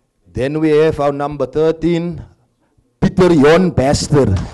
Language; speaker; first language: English; non-native, local second language; Afrikaans